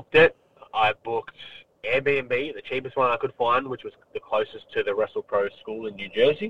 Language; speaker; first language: English; native; English